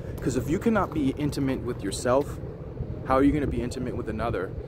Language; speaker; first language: English; native; English